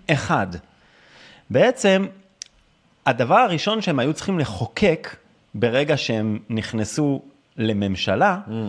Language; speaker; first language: Hebrew; native; Hebrew